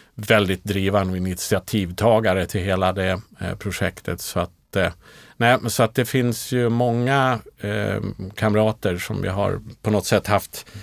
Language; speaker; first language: Swedish; native; Swedish